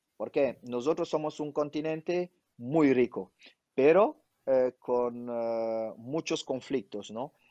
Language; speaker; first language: Spanish; non-native, fluent; French